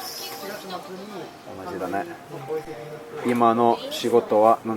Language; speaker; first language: Japanese; non-native, fluent; Icelandic